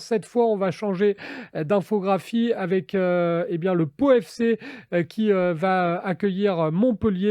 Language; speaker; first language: French; native; French